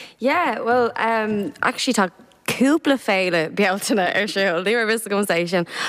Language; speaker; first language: Irish; non-native, local second language; English